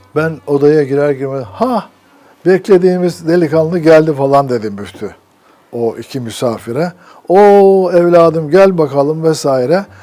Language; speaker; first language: Turkish; native; Turkish